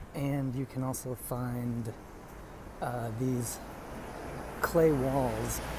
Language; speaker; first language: English; native; English